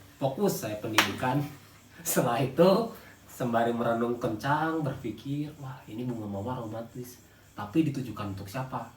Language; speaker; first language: Indonesian; non-native, local second language; Javanese